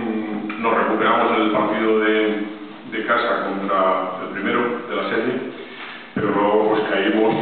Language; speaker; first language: Spanish; native; Spanish